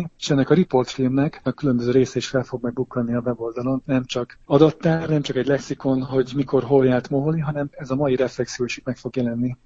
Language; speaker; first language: Hungarian; native; Hungarian